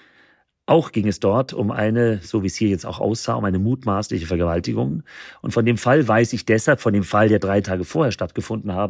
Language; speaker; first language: German; native; German